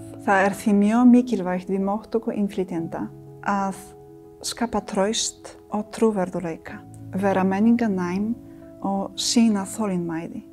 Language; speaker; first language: Icelandic; non-native, fluent; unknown